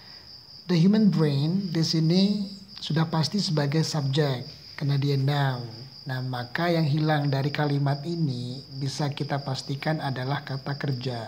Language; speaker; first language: Indonesian; native; Indonesian